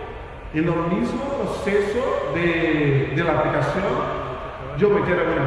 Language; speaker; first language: Spanish; non-native, fluent; Portuguese